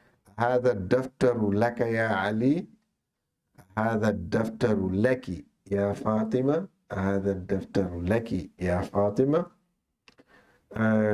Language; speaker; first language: Arabic; non-native, fluent; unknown